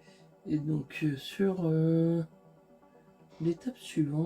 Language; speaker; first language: French; native; French